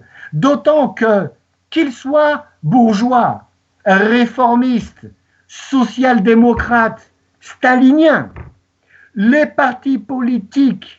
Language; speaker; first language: French; native; French